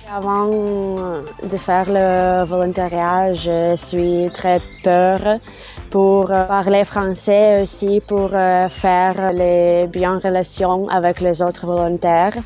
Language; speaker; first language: French; non-native, learner; Russian